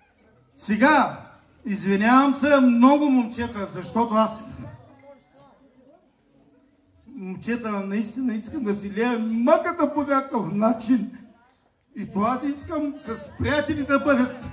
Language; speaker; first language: Bulgarian; non-native, local second language; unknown